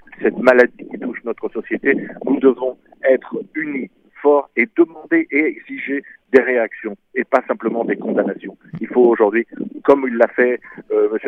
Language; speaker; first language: French; native; French